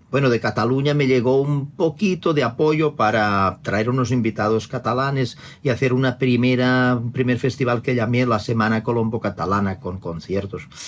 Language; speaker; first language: Spanish; non-native, local second language; Catalan